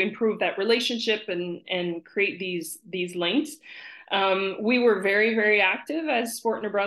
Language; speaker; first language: English; native; English